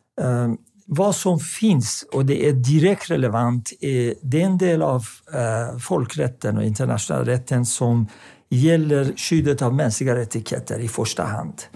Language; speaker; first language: Swedish; non-native, fluent; Persian